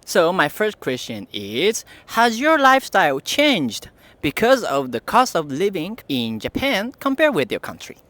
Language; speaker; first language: English; non-native, fluent; Japanese